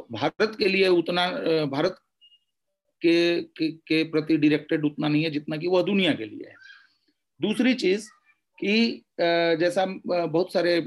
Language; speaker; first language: Hindi; native; Hindi